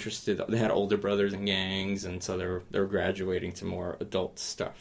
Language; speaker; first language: English; native; English